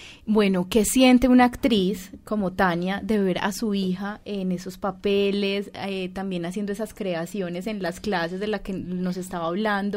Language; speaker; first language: Spanish; native; Spanish